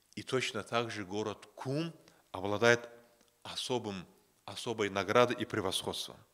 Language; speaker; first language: Russian; non-native, local second language; Azerbaijani